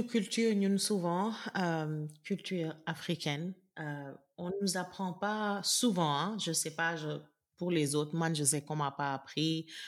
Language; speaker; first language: French; non-native, local second language; Wolof